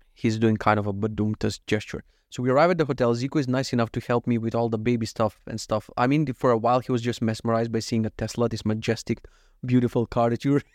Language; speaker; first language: English; non-native, fluent; Macedonian